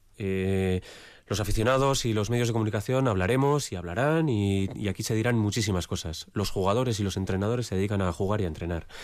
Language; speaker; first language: Spanish; native; Spanish